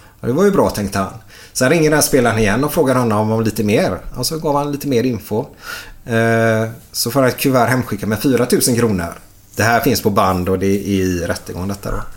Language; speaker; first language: Swedish; native; Swedish